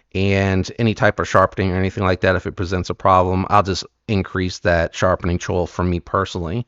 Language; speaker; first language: English; native; English